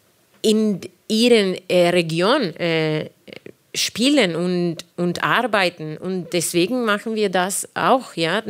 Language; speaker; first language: German; non-native, fluent; Spanish